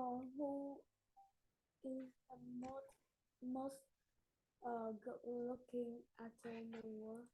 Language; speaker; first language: English; non-native, learner; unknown